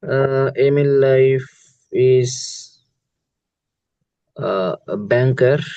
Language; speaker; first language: English; non-native, learner; Bangla